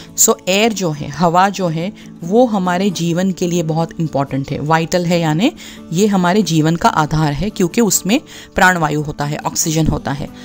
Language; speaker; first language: Hindi; non-native, local second language; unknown